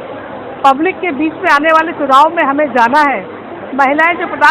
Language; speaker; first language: Hindi; native; Hindi